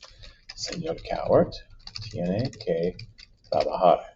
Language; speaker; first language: Spanish; non-native, fluent; English